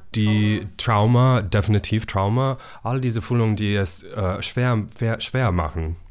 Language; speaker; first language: German; non-native, learner; English